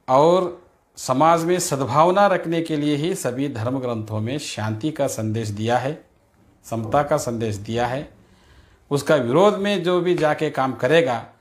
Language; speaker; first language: Hindi; non-native, local second language; Kannada